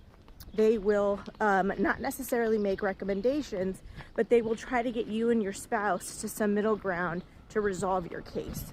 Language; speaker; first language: English; native; English